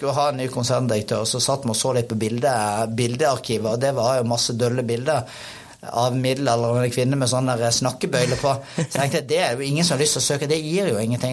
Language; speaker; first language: Norwegian; native; Norwegian